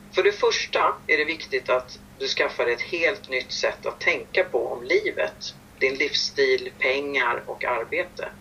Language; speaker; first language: Swedish; native; Swedish